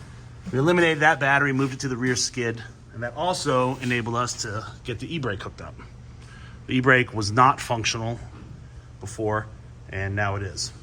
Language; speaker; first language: English; native; English